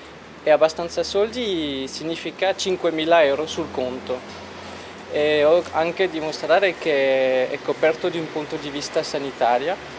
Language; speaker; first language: Italian; non-native, fluent; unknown